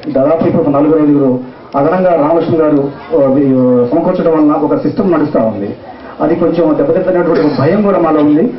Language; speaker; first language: Telugu; native; Telugu